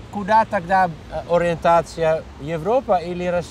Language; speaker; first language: Russian; non-native, fluent; Dutch